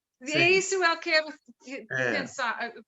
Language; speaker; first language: Portuguese; non-native, learner; English